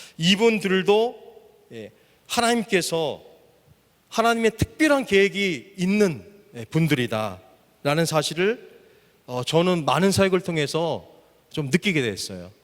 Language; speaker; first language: Korean; native; Korean